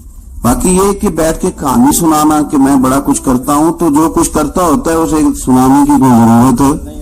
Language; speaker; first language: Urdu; non-native, local second language; Punjabi